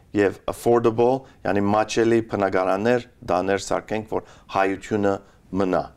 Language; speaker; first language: Armenian; early bilingual, heritage; Armenian